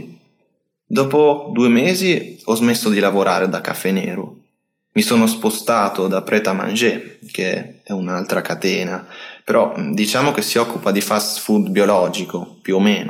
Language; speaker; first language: Italian; native; Italian